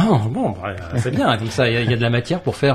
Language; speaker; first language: French; native; French